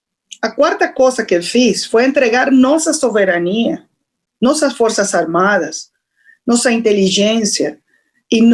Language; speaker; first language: Portuguese; non-native, fluent; Spanish